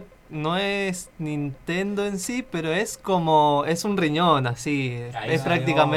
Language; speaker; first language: Spanish; native; Spanish